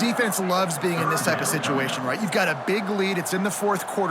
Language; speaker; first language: English; native; English